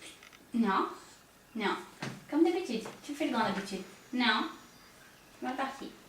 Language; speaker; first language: French; native; French